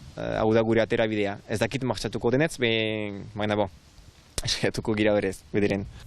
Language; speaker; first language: Basque; non-native, local second language; French